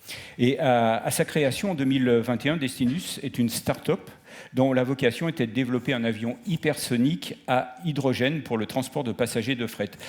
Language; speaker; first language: French; native; French